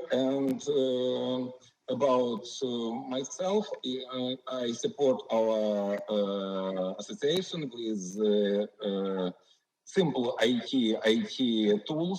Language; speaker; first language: English; non-native, learner; Ukrainian